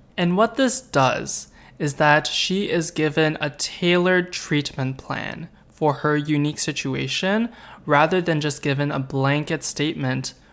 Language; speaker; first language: English; native; English